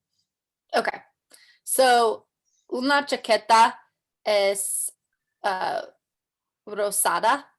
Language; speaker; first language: Spanish; non-native, learner; English